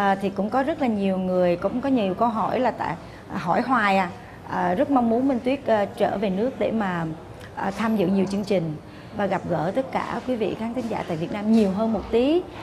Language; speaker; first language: Vietnamese; native; Vietnamese